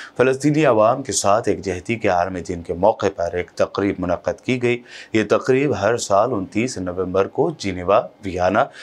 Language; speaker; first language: Urdu; native; Urdu